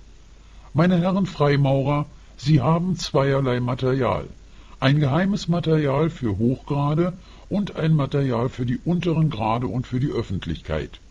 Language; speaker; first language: German; native; German